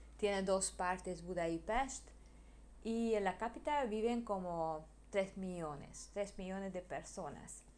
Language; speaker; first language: Spanish; non-native, learner; Hungarian